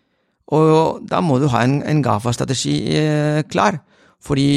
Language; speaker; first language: Norwegian; non-native, fluent; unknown